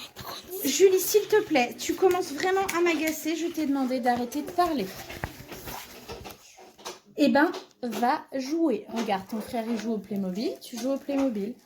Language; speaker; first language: French; native; French